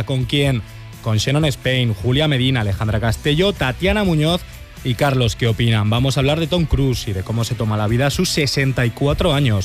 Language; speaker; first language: Spanish; native; Spanish